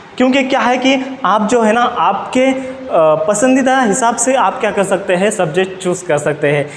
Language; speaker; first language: Hindi; non-native, local second language; Marathi